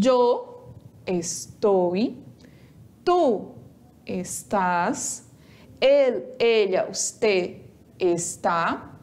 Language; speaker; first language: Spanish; non-native, fluent; Portuguese